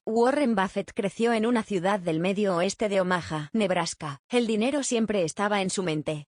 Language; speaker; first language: Spanish; native; Spanish